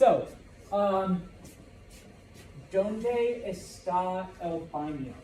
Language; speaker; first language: Spanish; non-native, fluent; English